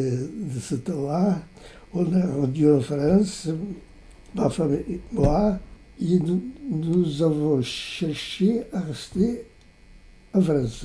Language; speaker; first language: French; non-native, fluent; Portuguese